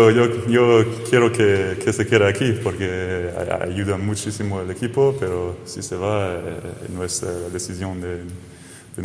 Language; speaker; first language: Spanish; non-native, fluent; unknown